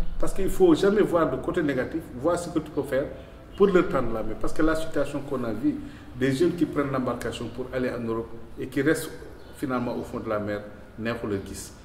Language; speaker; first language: French; non-native, local second language; Wolof